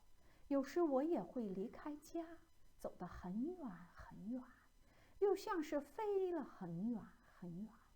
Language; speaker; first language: Chinese; native; Chinese